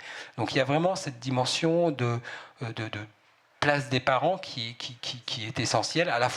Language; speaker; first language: French; native; French